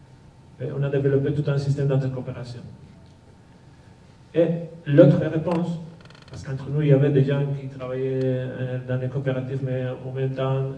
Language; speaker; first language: French; non-native, fluent; Basque